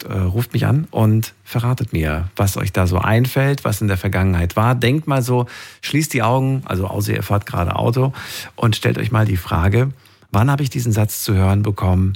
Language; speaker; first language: German; native; German